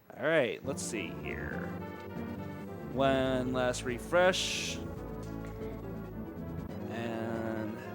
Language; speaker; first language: English; native; English